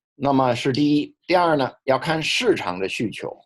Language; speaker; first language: Chinese; non-native, fluent; English